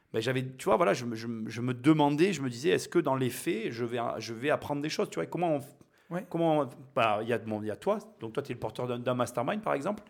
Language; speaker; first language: French; native; French